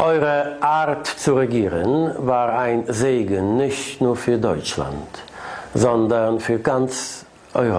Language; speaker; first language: German; non-native, fluent; Polish